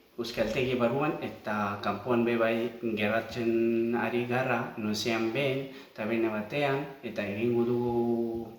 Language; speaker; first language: Basque; non-native, learner; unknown